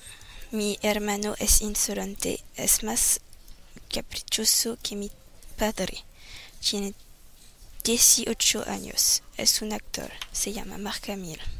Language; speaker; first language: Spanish; non-native, learner; French